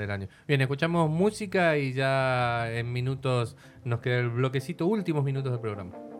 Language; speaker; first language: Spanish; native; Spanish